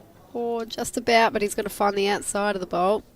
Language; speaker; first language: English; native; English